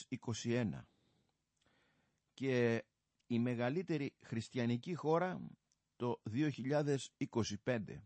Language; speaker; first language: Greek; native; Greek